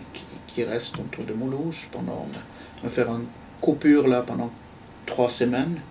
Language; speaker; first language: French; non-native, fluent; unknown